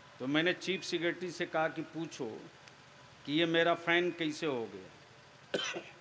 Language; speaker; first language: Hindi; native; Hindi